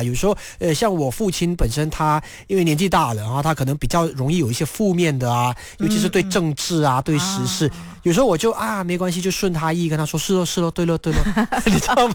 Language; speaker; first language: Chinese; native; Chinese